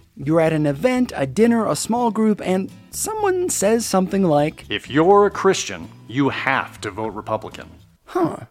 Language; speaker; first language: English; native; English